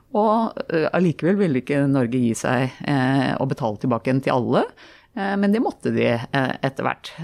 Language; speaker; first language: Norwegian; native; Norwegian